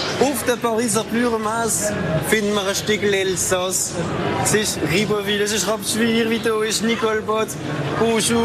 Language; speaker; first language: German; native; German